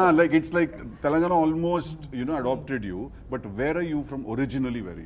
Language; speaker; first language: Telugu; native; Telugu